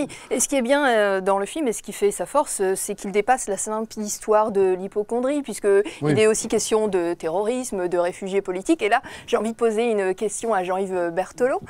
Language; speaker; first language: French; native; French